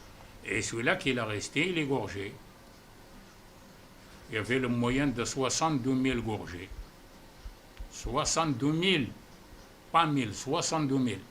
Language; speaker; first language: French; non-native, fluent; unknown